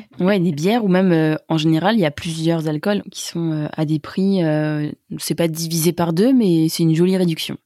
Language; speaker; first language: French; native; French